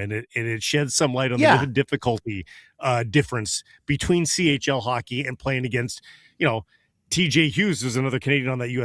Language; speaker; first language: English; native; English